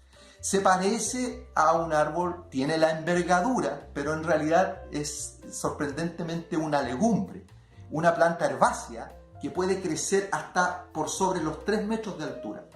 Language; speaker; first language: Spanish; native; Spanish